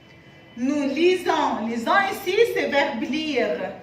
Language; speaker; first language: French; non-native, fluent; Arabic